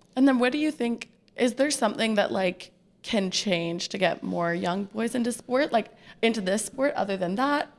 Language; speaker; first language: English; native; English